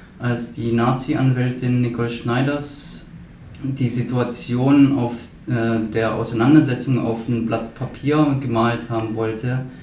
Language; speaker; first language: German; native; German